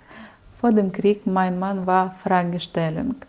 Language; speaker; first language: German; non-native, learner; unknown